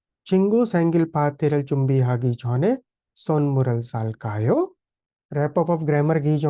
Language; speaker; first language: Korean; non-native, fluent; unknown